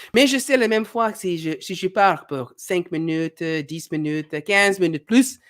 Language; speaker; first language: French; non-native, learner; English